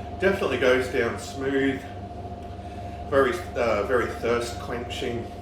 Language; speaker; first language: English; native; English